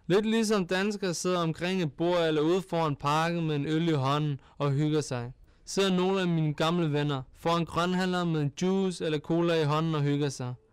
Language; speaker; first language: Danish; early bilingual, other home language; Turkish